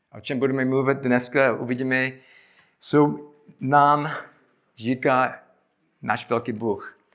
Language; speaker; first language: Czech; non-native, fluent; English